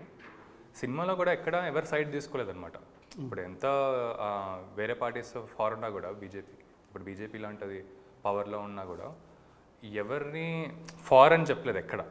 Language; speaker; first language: Telugu; native; Telugu